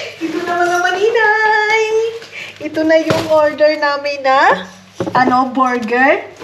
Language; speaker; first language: Filipino; non-native, local second language; Cebuano